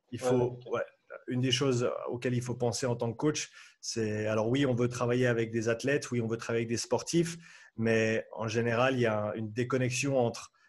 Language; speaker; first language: French; native; French